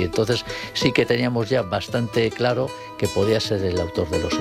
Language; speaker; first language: Spanish; native; Spanish